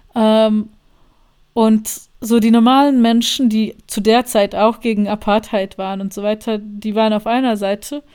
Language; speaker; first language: German; non-native, fluent; Bosnian